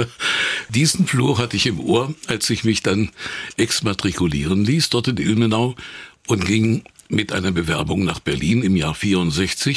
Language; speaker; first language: German; native; German